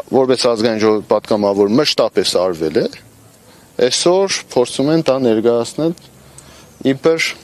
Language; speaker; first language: Armenian; native; Armenian